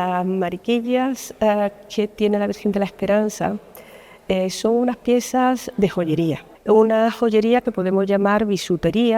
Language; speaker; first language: Spanish; native; Spanish